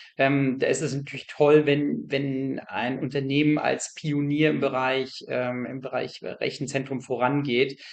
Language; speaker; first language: German; native; German